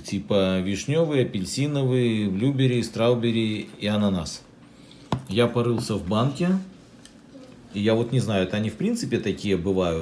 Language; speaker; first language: Russian; native; Russian